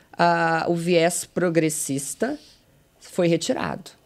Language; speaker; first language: Portuguese; native; Portuguese